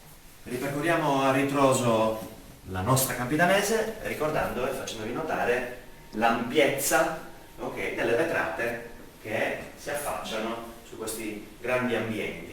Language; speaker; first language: Italian; native; Italian